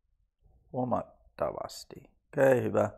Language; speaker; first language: Finnish; non-native, learner; English